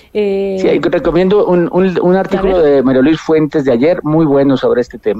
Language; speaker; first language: Spanish; native; Spanish